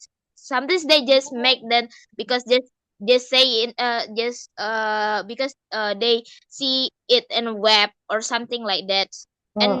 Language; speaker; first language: English; non-native, learner; Indonesian